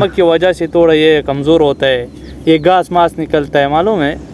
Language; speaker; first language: Hindi; non-native, fluent; Pashto